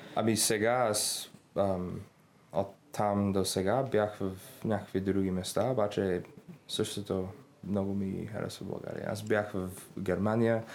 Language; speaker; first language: Bulgarian; non-native, learner; English